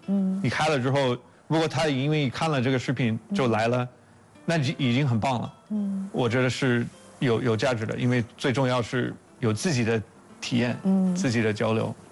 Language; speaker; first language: Chinese; non-native, fluent; English